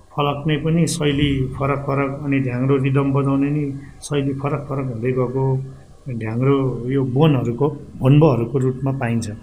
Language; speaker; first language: Nepali; non-native, local second language; Eastern Tamang